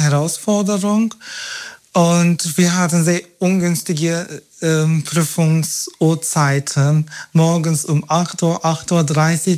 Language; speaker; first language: German; non-native, fluent; Turkish